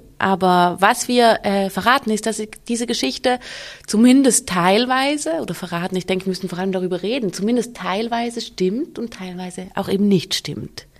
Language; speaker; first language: German; native; German